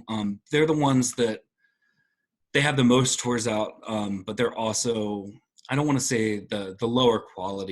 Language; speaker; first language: English; native; English